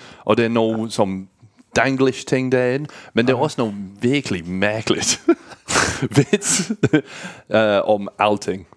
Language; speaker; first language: Danish; non-native, learner; English